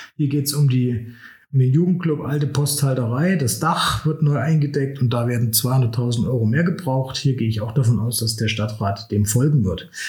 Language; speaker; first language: German; native; German